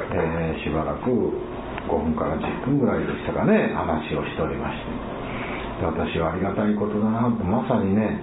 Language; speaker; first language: Japanese; native; Japanese